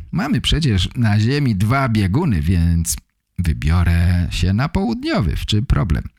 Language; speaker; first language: Polish; native; Polish